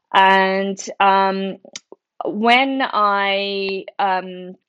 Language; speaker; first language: English; native; English